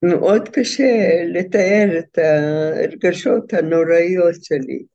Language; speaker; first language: Hebrew; non-native, fluent; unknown